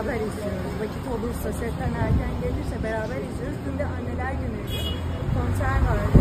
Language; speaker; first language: Turkish; non-native, fluent; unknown